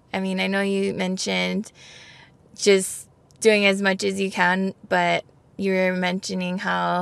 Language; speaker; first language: English; native; English